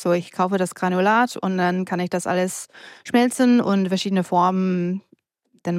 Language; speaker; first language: German; non-native, fluent; English